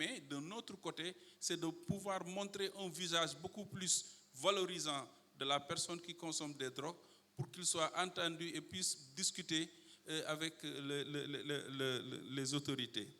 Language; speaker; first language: French; non-native, local second language; Wolof